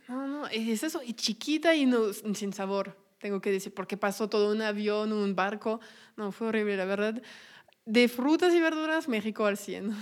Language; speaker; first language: Spanish; non-native, fluent; French